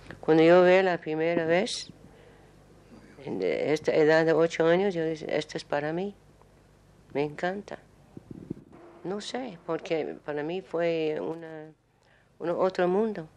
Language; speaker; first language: Spanish; non-native, learner; English